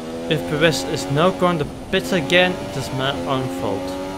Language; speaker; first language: English; non-native, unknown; Dutch